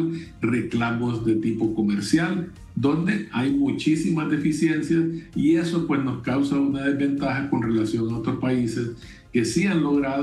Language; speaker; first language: Spanish; native; Spanish